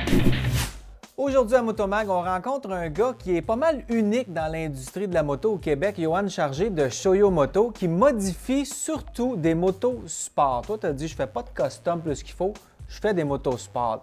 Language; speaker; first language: French; native; French